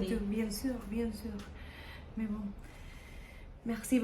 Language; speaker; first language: French; non-native, learner; Spanish